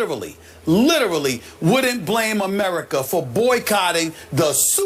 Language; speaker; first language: English; native; English